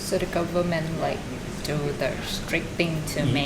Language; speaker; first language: English; non-native, learner; Thai